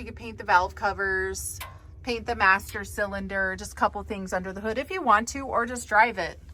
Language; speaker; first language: English; native; English